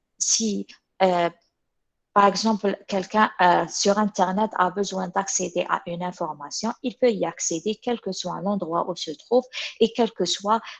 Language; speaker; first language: French; non-native, local second language; Arabic